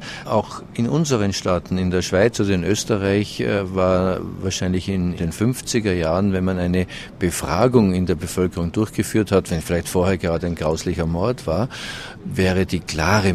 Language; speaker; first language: German; native; German